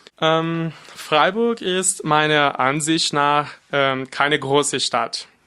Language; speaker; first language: German; non-native, fluent; Portuguese